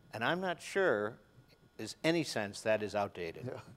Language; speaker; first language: English; native; English